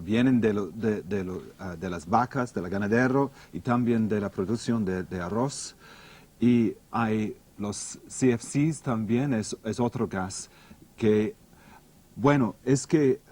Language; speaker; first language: Spanish; non-native, fluent; English